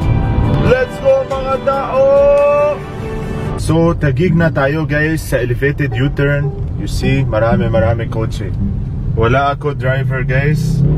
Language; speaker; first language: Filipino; non-native, learner; Arabic